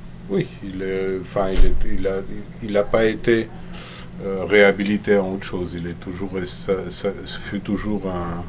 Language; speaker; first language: French; native; French